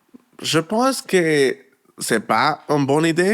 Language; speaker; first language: French; non-native, learner; Spanish